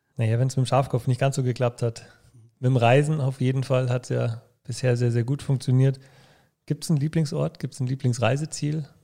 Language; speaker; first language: German; native; German